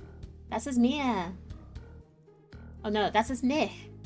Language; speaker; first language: German; non-native, learner; English